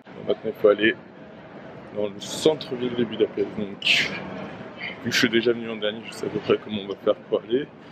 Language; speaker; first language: French; native; French